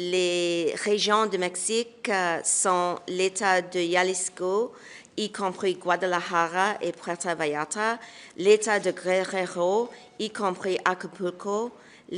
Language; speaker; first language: French; non-native, local second language; English